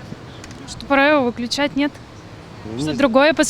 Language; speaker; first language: Russian; native; Russian